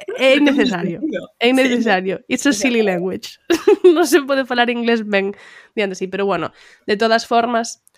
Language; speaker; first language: Galician; non-native, local second language; Spanish